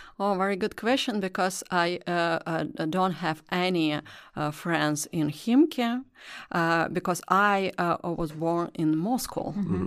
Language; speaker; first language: English; non-native, learner; Russian